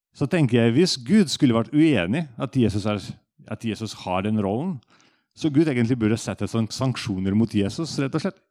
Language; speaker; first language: Norwegian; non-native, fluent; Russian